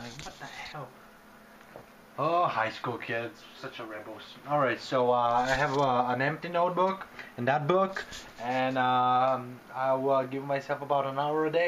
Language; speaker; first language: English; non-native, fluent; Bulgarian